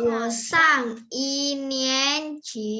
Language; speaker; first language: Chinese; non-native, learner; Indonesian